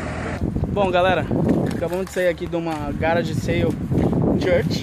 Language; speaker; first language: Portuguese; native; Portuguese